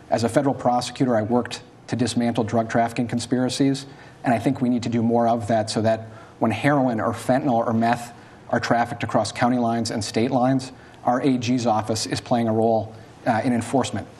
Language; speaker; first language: English; native; English